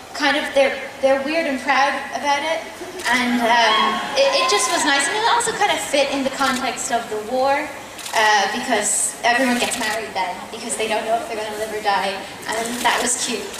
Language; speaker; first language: English; native; English